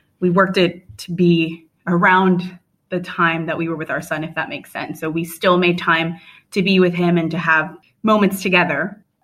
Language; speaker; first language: English; native; English